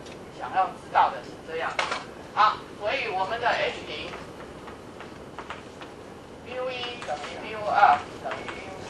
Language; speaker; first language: Chinese; native; Chinese